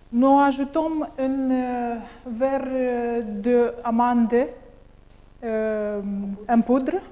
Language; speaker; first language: French; non-native, learner; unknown